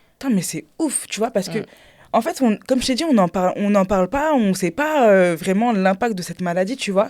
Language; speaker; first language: French; native; French